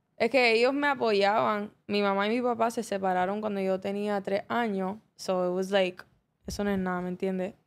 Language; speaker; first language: Spanish; early bilingual, heritage; Spanish